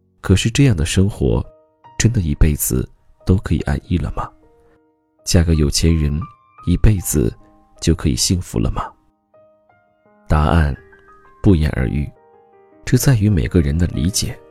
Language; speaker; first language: Chinese; native; Chinese